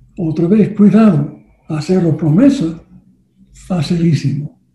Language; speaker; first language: Spanish; non-native, learner; English